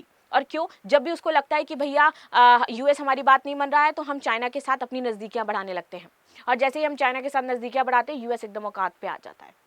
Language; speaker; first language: Hindi; native; Hindi